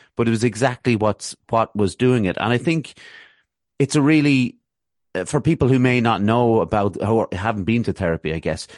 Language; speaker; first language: English; native; English